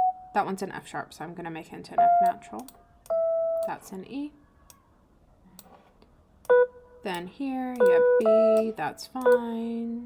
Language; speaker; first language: English; native; English